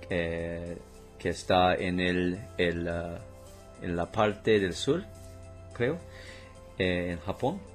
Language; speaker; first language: Spanish; non-native, learner; English